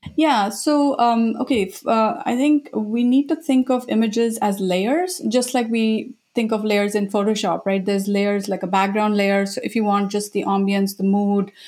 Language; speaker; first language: English; non-native, local second language; Hindi